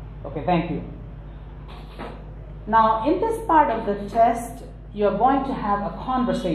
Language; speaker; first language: English; non-native, local second language; Nepali